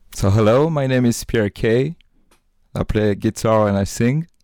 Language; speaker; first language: English; non-native, fluent; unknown